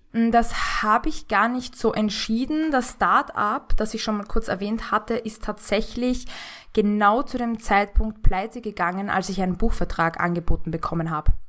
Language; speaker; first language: German; native; German